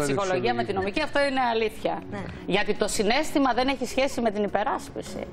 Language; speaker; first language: Greek; native; Greek